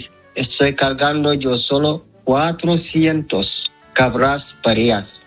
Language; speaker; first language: Spanish; non-native, learner; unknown